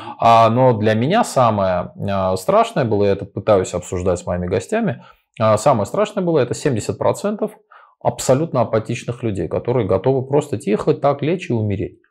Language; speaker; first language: Russian; non-native, local second language; Armenian